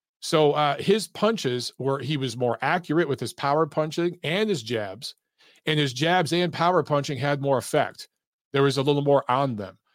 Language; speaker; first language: English; native; English